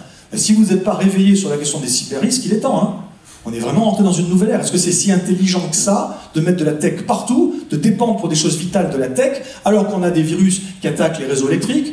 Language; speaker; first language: French; native; French